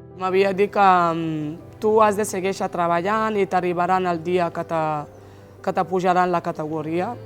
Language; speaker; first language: Catalan; non-native, fluent; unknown